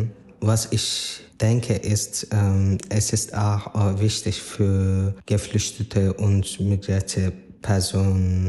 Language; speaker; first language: German; non-native, fluent; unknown